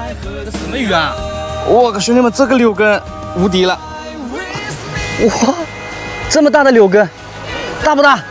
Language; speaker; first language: Chinese; native; Chinese